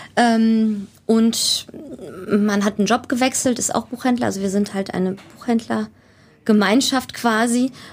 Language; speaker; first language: German; early bilingual, other home language; Greek